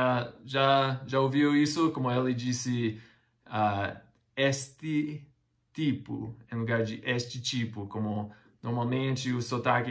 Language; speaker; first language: Portuguese; non-native, fluent; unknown